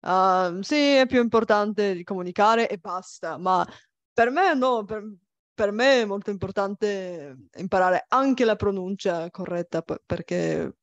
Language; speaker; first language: Italian; non-native, fluent; Bulgarian